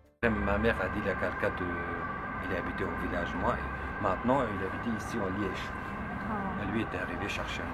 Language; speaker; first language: French; non-native, learner; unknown